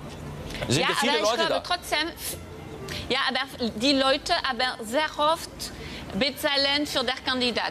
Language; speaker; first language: German; non-native, learner; French